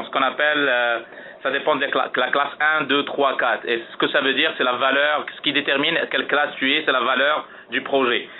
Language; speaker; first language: French; native; French